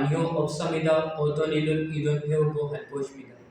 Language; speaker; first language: Korean; non-native, learner; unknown